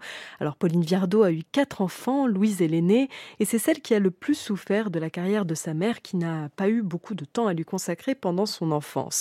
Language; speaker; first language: French; native; French